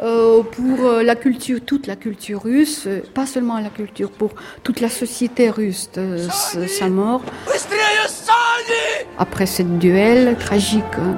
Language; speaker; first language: French; non-native, fluent; Russian